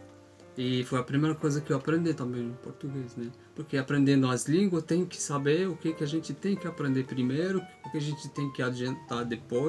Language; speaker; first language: Portuguese; non-native, fluent; Arabic